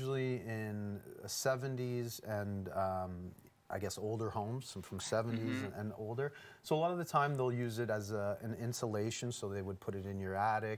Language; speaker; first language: English; native; English